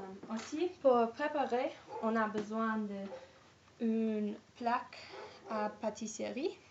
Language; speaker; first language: French; non-native, learner; English